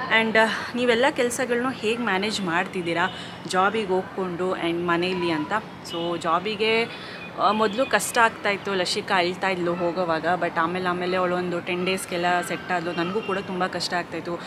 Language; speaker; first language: Kannada; non-native, local second language; Telugu